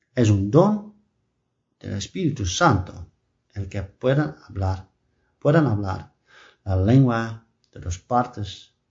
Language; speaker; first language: Spanish; non-native, learner; Dutch